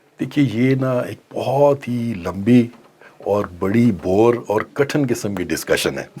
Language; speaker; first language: Urdu; non-native, local second language; Punjabi